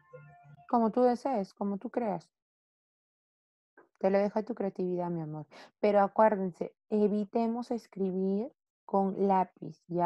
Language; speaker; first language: Spanish; native; Spanish